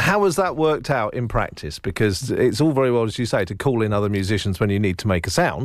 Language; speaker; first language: English; native; English